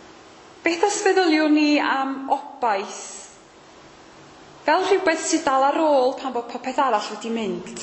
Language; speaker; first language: Welsh; native; Welsh